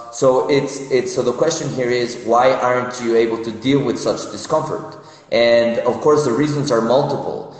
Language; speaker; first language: English; non-native, fluent; Spanish